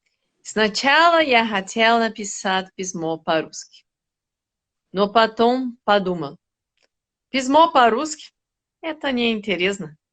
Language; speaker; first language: Russian; non-native, learner; Portuguese